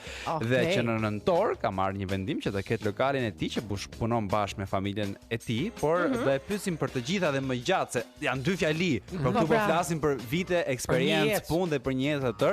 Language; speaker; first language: Albanian; native; Albanian